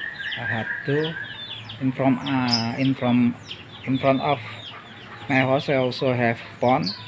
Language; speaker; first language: English; non-native, learner; Indonesian